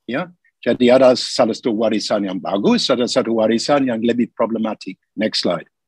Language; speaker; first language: Indonesian; non-native, fluent; English